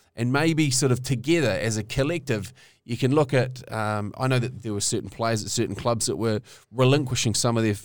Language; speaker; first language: English; native; English